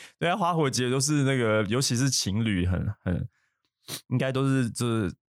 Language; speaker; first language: Chinese; native; Chinese